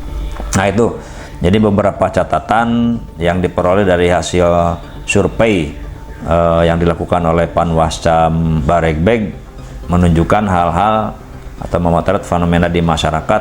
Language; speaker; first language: Indonesian; native; Indonesian